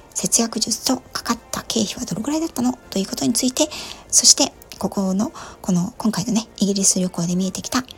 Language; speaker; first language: Japanese; native; Japanese